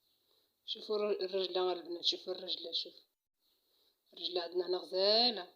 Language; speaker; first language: Arabic; native; Arabic